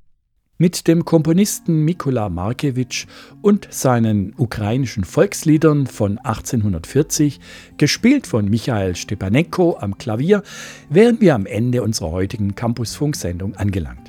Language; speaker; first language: German; native; German